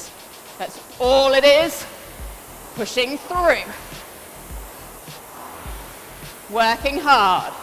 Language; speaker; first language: English; native; English